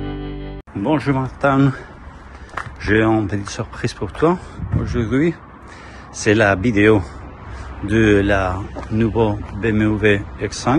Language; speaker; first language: French; non-native, learner; Spanish